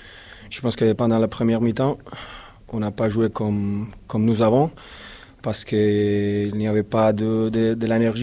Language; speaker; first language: French; non-native, fluent; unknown